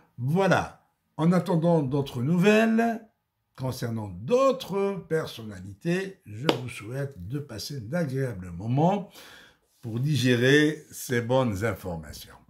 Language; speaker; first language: French; non-native, local second language; Arabic